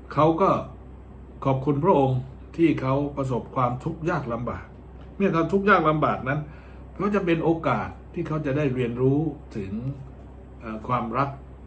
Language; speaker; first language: Thai; native; Thai